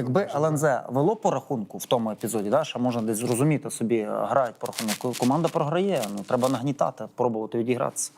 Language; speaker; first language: Ukrainian; native; Ukrainian